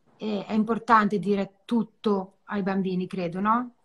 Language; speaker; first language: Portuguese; non-native, learner; Italian